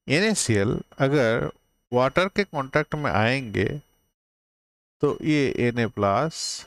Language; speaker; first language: Hindi; native; Hindi